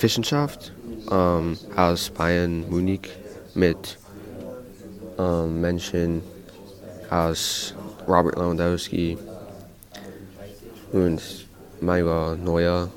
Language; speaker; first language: German; non-native, learner; English